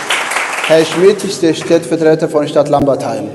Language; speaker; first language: German; non-native, fluent; Somali